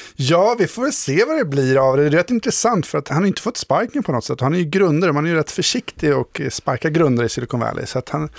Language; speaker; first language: Swedish; native; Swedish